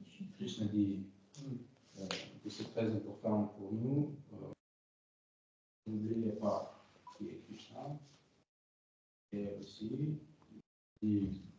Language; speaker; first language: French; non-native, learner; Russian